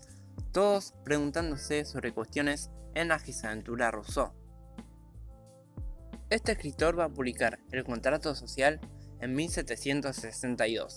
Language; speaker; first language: Spanish; native; Spanish